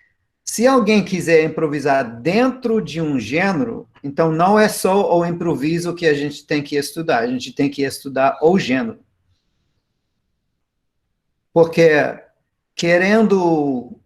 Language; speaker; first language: Portuguese; non-native, fluent; English